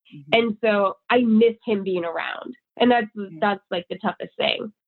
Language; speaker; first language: English; native; English